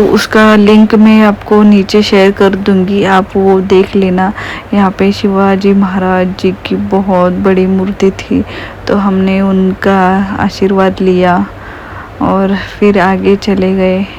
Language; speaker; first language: Hindi; non-native, local second language; Marathi